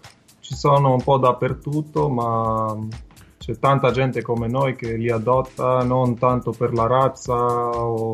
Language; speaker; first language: Italian; non-native, fluent; Romanian